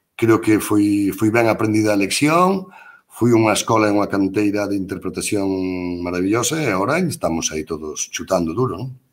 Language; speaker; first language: Galician; native; Galician